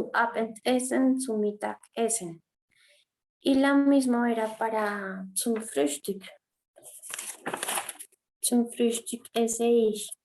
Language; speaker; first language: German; non-native, fluent; Spanish